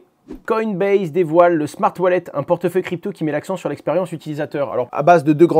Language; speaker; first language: French; native; French